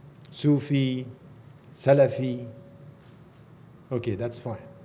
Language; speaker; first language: English; non-native, fluent; French